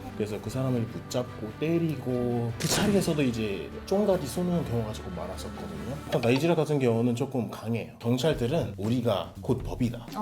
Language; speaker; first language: Korean; non-native, fluent; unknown